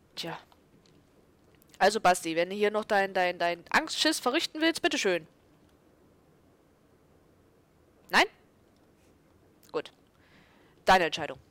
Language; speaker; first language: German; native; German